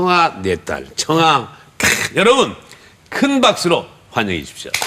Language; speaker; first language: Korean; native; Korean